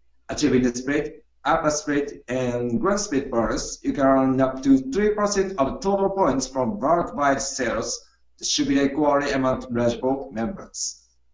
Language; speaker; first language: English; non-native, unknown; Japanese